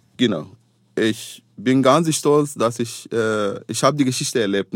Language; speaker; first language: German; non-native, fluent; Arabic